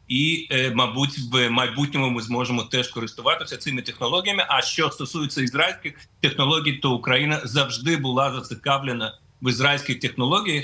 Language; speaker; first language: Ukrainian; non-native, fluent; Russian